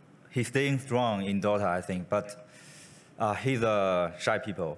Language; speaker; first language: English; non-native, learner; Chinese